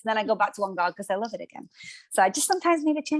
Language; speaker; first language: English; native; English